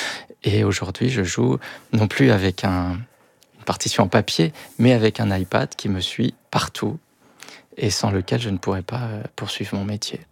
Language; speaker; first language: French; native; French